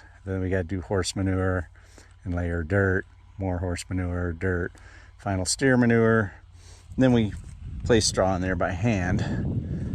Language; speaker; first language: English; native; English